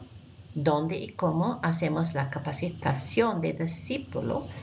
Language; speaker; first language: Spanish; non-native, fluent; English